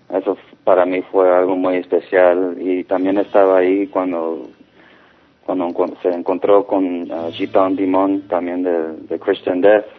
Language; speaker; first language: Spanish; early bilingual, heritage; Spanish